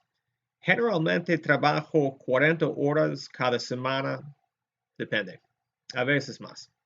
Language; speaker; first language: Spanish; non-native, fluent; English